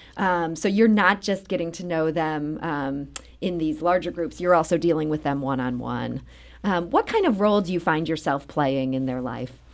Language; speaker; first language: English; native; English